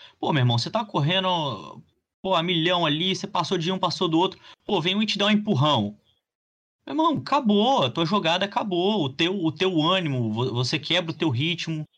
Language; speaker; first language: Portuguese; native; Portuguese